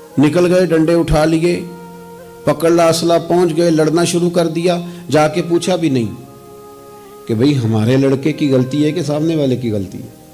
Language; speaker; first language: Urdu; non-native, local second language; Punjabi